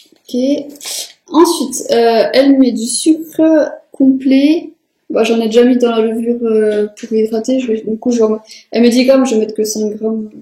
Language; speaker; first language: French; native; French